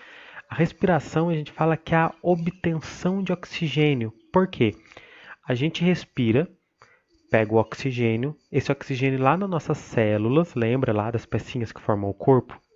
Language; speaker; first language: Portuguese; native; Portuguese